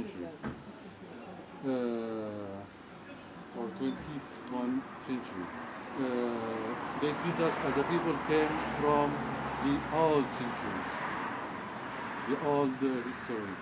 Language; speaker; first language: English; non-native, learner; Arabic